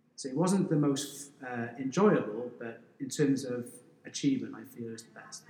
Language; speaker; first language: English; native; English